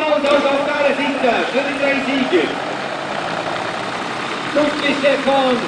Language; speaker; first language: German; native; German